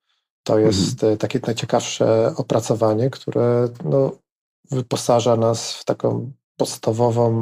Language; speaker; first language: Polish; native; Polish